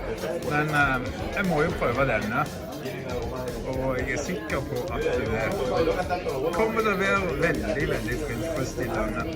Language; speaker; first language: Norwegian; native; Norwegian